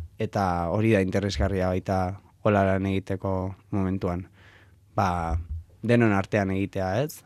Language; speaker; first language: Basque; native; Basque